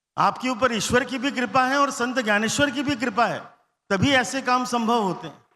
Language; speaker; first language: Hindi; non-native, local second language; Bangla